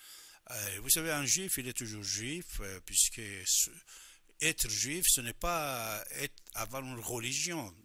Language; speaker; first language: French; non-native, fluent; Persian